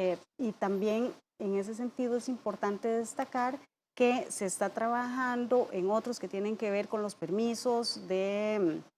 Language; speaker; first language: Spanish; native; Spanish